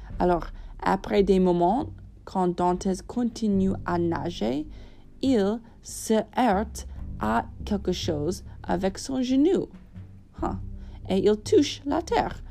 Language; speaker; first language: French; non-native, fluent; English